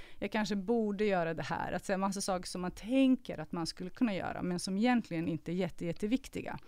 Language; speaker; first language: Swedish; early bilingual, other home language; Serbian